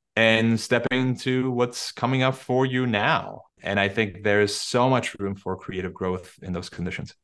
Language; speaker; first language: English; non-native, fluent; Turkish